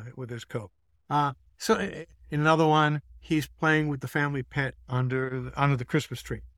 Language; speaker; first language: English; native; English